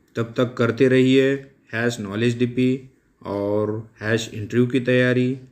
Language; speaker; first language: Hindi; non-native, local second language; Marathi